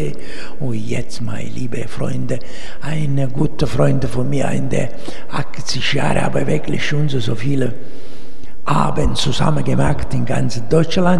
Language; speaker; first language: German; non-native, learner; Italian